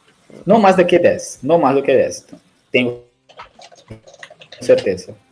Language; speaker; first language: Spanish; non-native, learner; Portuguese